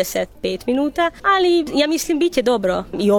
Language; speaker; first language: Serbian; non-native, local second language; Hungarian